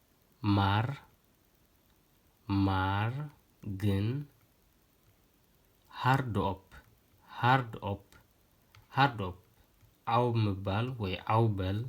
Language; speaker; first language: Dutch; non-native, fluent; Tigrinya